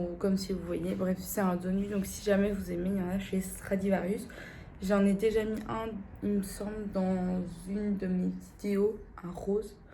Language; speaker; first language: French; native; French